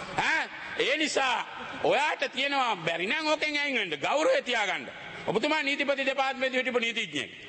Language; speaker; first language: Sinhala; native; Sinhala